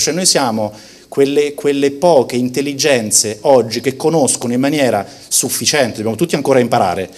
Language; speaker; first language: Italian; early bilingual, heritage; Italian